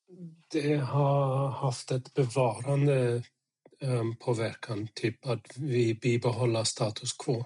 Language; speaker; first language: Swedish; non-native, fluent; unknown